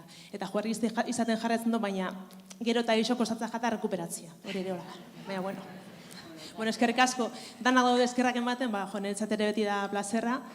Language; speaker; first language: Basque; native; Basque